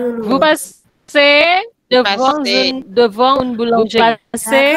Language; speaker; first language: French; non-native, learner; Indonesian